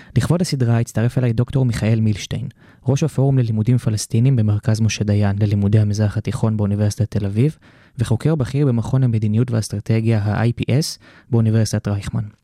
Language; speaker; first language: Hebrew; native; Hebrew